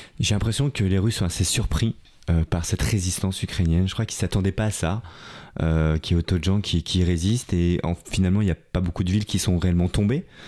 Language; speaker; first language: French; native; French